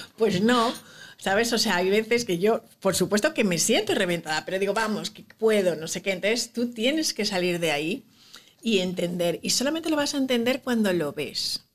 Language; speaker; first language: Spanish; native; Spanish